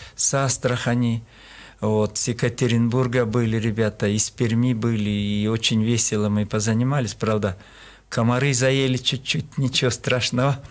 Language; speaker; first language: Russian; non-native, local second language; Kyrgyz